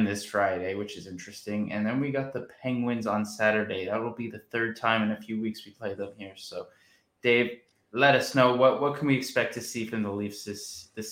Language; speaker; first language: English; native; English